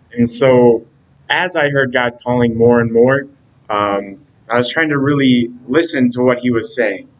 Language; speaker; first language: English; native; English